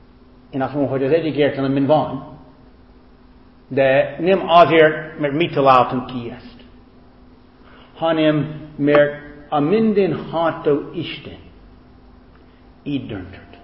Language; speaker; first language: Hungarian; non-native, fluent; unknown